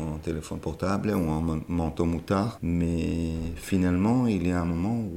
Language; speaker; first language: French; non-native, fluent; Hebrew